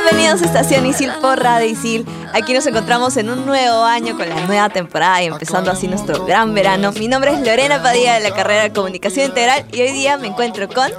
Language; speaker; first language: Spanish; native; Spanish